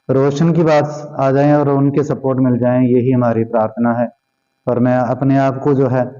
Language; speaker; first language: Hindi; non-native, local second language; Punjabi